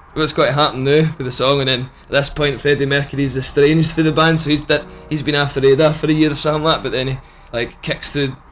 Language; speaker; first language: English; native; English